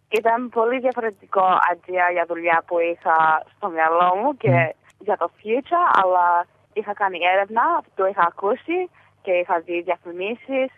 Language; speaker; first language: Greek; early bilingual, heritage; Greek